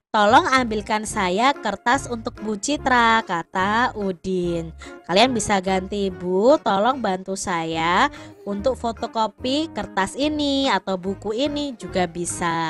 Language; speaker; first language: Indonesian; native; Indonesian